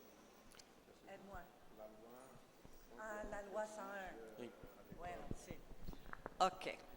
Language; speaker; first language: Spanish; non-native, learner; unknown